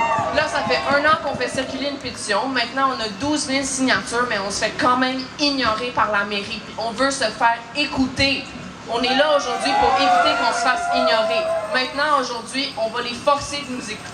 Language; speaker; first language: French; native; French